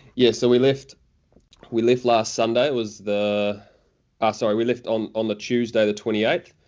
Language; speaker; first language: English; native; English